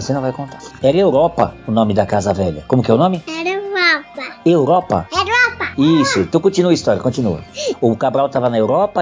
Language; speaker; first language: Portuguese; native; Portuguese